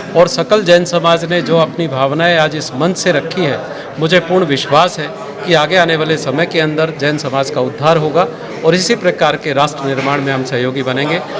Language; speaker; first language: Hindi; native; Hindi